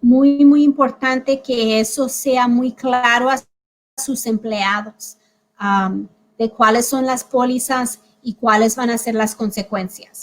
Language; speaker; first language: Spanish; early bilingual, heritage; Spanish